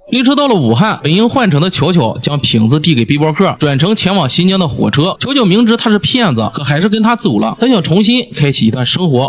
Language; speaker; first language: Chinese; native; Chinese